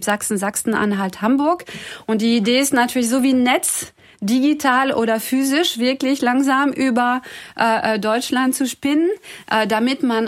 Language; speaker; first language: German; non-native, fluent; French